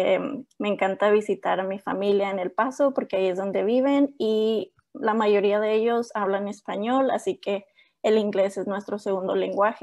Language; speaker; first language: Spanish; non-native, local second language; English